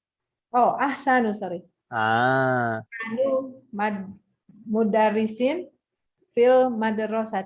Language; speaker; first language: Arabic; non-native, learner; Indonesian